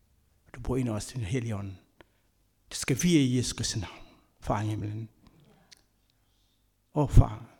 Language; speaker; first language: Danish; non-native, fluent; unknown